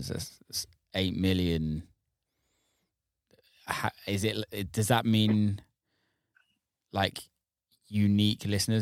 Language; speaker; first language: English; native; English